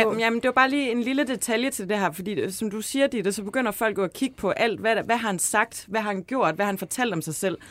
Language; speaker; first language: Danish; native; Danish